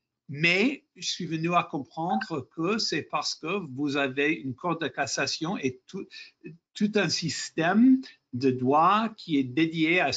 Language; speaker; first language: French; non-native, fluent; English